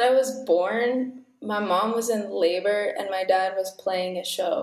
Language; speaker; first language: English; native; English